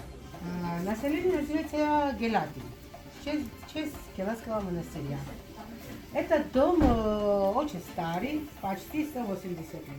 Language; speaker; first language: Russian; non-native, fluent; Georgian